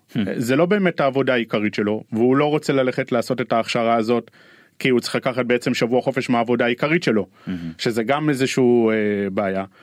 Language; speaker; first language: Hebrew; native; Hebrew